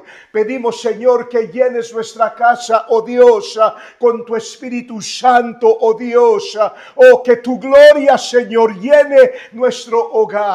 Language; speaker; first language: Spanish; native; Spanish